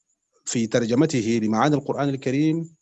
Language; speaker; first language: Arabic; native; Arabic